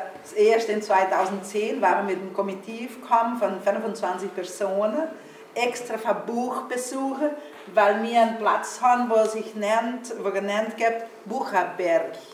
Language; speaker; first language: German; early bilingual, heritage; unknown